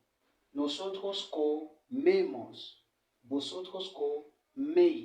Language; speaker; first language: Spanish; non-native, fluent; French